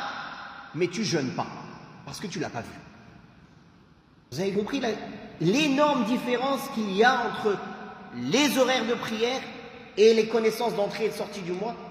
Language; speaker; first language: French; native; French